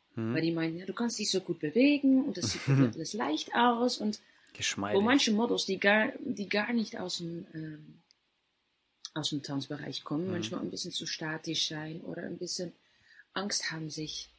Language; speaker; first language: German; non-native, fluent; Dutch